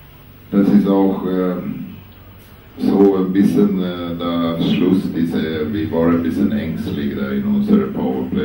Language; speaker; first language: German; non-native, fluent; Swedish